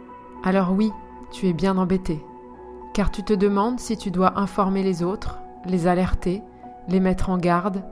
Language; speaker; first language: French; native; French